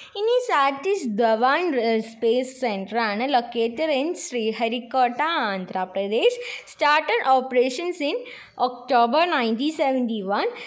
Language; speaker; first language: English; non-native, local second language; Malayalam